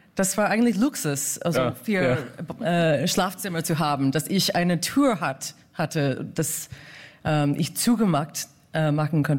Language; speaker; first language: German; non-native, fluent; English